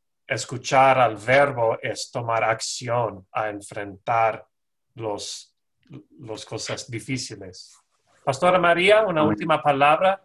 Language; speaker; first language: Spanish; non-native, fluent; English